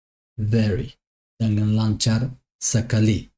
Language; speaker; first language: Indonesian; non-native, learner; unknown